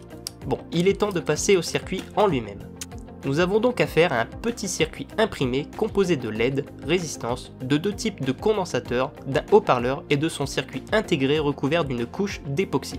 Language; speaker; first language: French; native; French